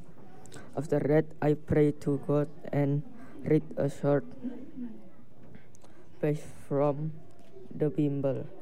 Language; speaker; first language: English; non-native, learner; Indonesian